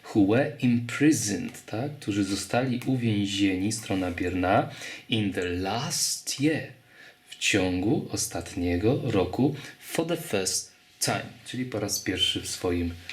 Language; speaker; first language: Polish; native; Polish